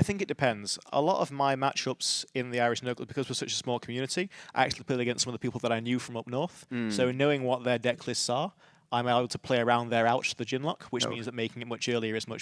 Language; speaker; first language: English; native; English